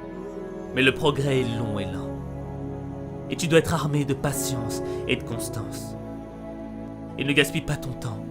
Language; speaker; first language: French; non-native, local second language; Haitian Creole